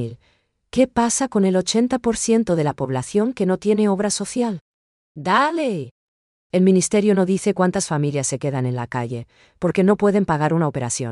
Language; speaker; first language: Spanish; native; Spanish